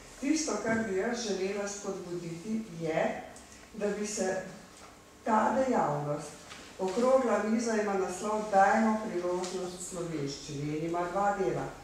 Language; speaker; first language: Slovenian; native; Slovenian